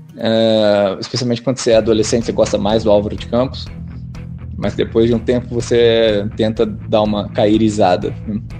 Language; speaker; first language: Portuguese; native; Portuguese